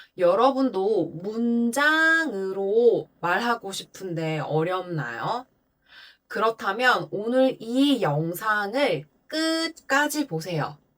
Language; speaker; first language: Korean; native; Korean